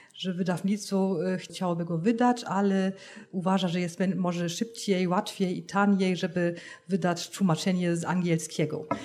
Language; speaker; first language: Polish; non-native, fluent; German